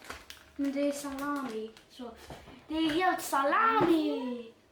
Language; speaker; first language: Swedish; early bilingual, other home language; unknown